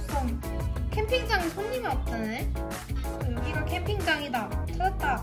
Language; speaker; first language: Korean; native; Korean